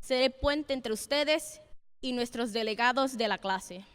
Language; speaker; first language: Spanish; early bilingual, other home language; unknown